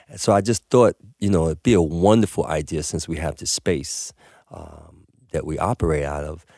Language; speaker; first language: English; native; English